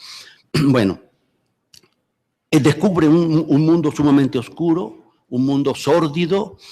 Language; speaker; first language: Spanish; native; Spanish